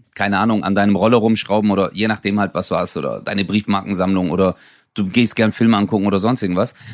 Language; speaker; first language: German; native; German